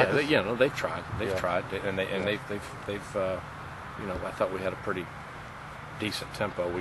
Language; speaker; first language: English; native; English